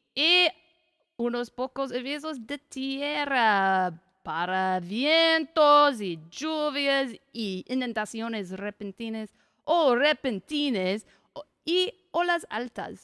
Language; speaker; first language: Spanish; non-native, learner; English